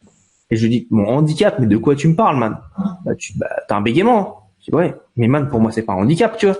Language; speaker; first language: French; native; French